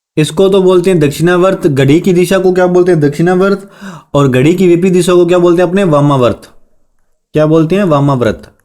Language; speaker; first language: Hindi; native; Hindi